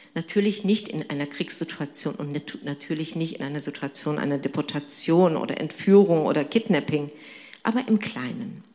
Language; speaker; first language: German; non-native, fluent; Turkish